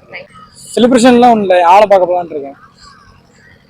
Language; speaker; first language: Tamil; native; Tamil